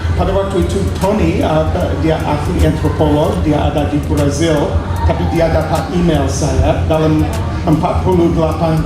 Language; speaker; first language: Indonesian; non-native, fluent; English